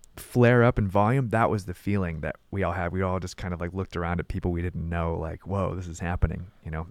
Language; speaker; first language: English; native; English